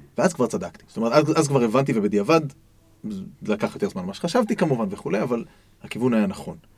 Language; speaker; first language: Hebrew; native; Hebrew